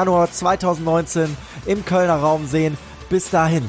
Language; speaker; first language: German; native; German